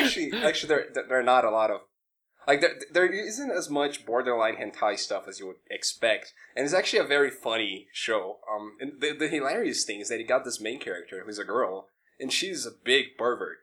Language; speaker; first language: English; non-native, fluent; Portuguese